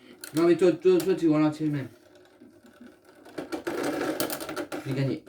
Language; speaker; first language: French; native; French